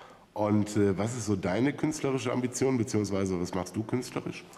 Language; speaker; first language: German; native; German